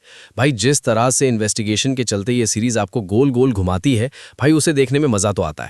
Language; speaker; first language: Hindi; native; Hindi